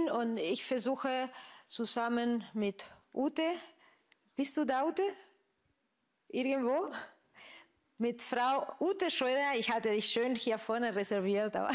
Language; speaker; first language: German; non-native, fluent; Spanish